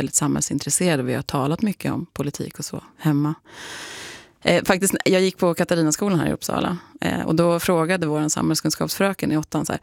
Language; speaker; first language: Swedish; native; Swedish